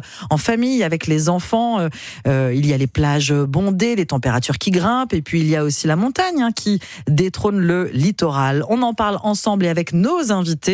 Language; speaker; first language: French; native; French